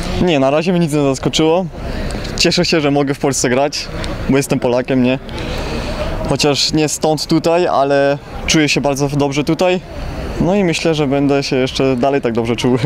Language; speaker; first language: Polish; early bilingual, heritage; Polish